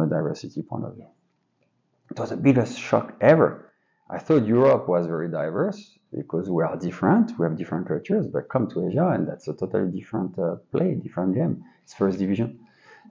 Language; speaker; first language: English; non-native, fluent; French